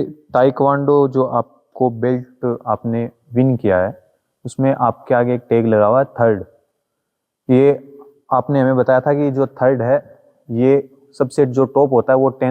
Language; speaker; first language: Hindi; native; Hindi